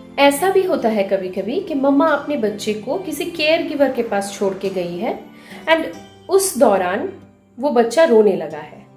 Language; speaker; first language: Hindi; non-native, local second language; Bangla